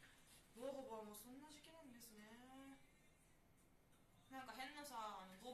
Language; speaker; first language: Japanese; native; Japanese